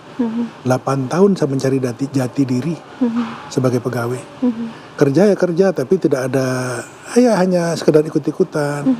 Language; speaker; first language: Indonesian; native; Indonesian